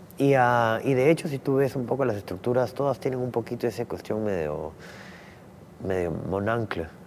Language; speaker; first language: Spanish; native; Spanish